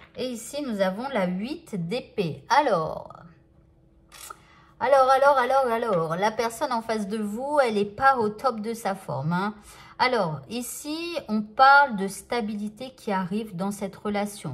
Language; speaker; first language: French; native; French